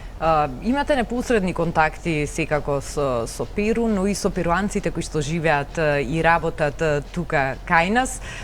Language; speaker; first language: Macedonian; native; Macedonian